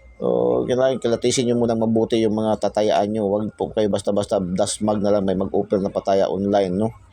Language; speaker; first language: Filipino; non-native, local second language; Cebuano